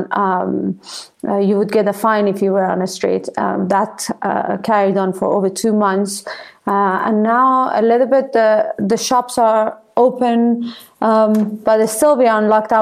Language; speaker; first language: English; non-native, fluent; Persian